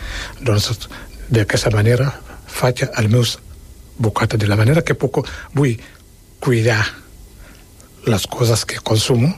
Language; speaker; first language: Catalan; non-native, fluent; Wolof